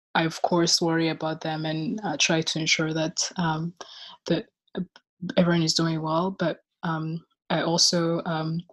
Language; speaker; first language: English; non-native, local second language; Kinyarwanda